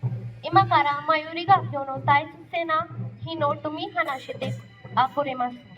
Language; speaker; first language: Japanese; non-native, learner; Marathi